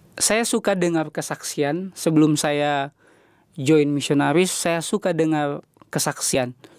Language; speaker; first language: Indonesian; native; Indonesian